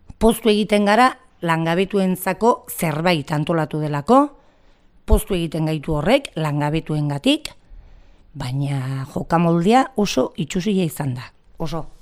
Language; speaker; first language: Basque; native; Basque